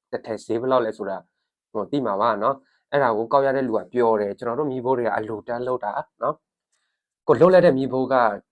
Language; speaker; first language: Burmese; non-native, local second language; S'gaw Karen